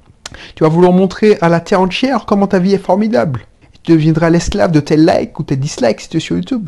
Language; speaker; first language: French; native; French